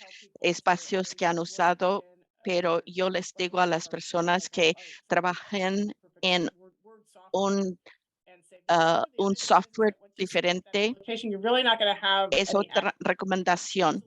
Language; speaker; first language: Spanish; non-native, fluent; English